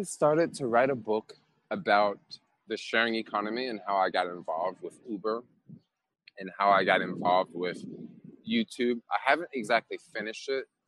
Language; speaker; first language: English; native; English